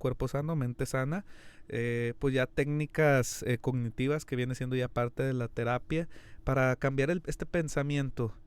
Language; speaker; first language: Spanish; native; Spanish